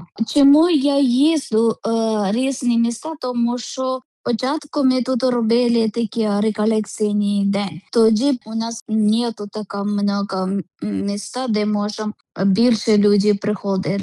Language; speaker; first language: Ukrainian; non-native, learner; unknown